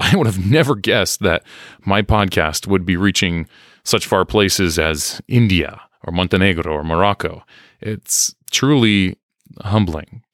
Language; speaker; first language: English; native; English